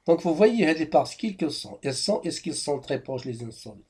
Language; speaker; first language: French; non-native, local second language; Arabic